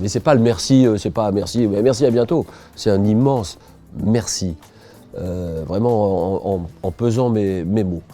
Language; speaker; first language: French; native; French